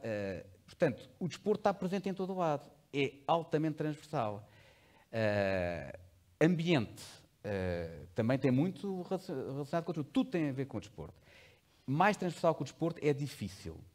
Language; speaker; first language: Portuguese; native; Portuguese